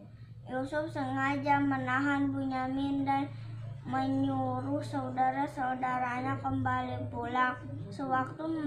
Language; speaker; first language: Indonesian; native; Indonesian